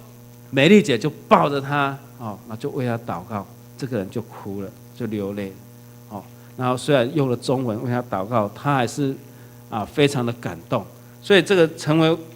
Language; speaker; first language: Chinese; native; Chinese